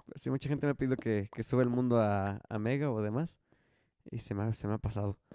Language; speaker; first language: Spanish; native; Spanish